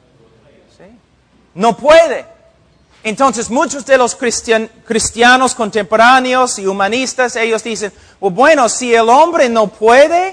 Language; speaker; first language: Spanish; non-native, fluent; English